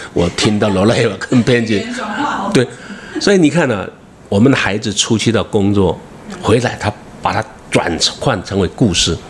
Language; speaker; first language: Chinese; non-native, local second language; Amis